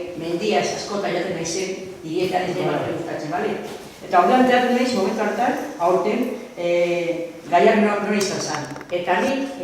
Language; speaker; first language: Basque; non-native, local second language; Spanish